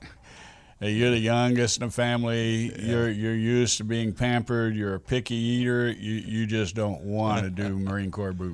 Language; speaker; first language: English; native; English